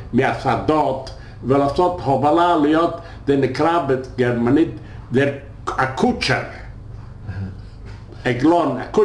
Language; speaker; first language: Hebrew; non-native, fluent; Yiddish